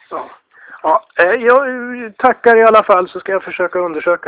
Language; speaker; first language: Swedish; native; Swedish